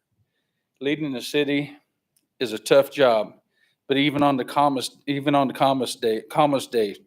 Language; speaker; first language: English; native; English